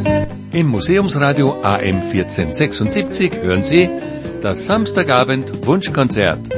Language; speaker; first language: German; native; German